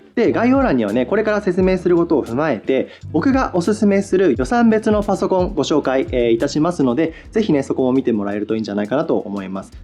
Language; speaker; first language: Japanese; native; Japanese